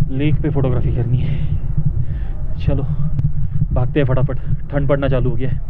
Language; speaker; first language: Hindi; non-native, local second language; Marathi